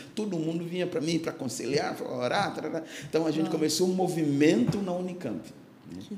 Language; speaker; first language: Portuguese; non-native, fluent; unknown